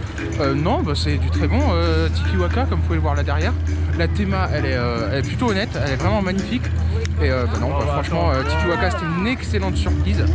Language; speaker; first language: French; native; French